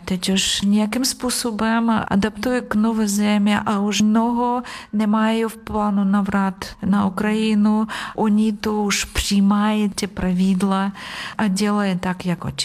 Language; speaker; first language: Czech; non-native, learner; Ukrainian